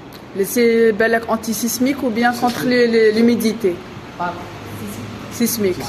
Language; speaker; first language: French; non-native, local second language; Arabic